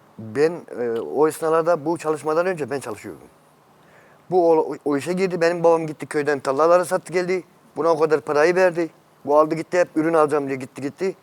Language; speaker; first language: Turkish; native; Turkish